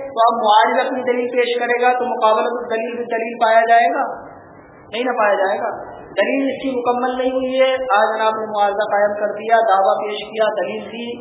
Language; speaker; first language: Urdu; native; Urdu